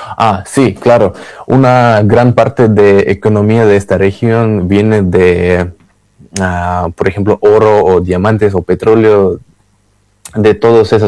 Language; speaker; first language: Spanish; non-native, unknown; Russian